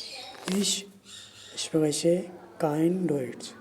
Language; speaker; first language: German; non-native, learner; Urdu